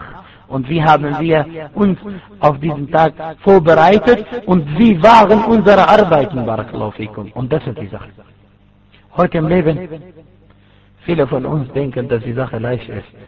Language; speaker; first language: German; non-native, fluent; Arabic